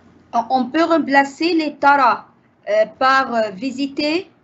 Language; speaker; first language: French; non-native, learner; Arabic